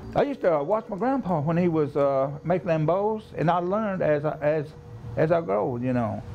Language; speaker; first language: English; native; English